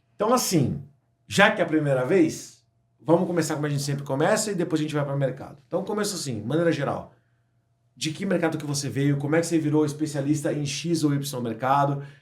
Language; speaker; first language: Portuguese; native; Portuguese